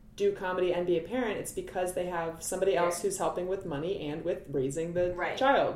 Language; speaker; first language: English; native; English